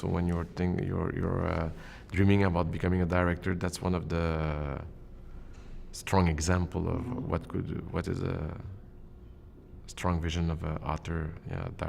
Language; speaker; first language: English; non-native, local second language; French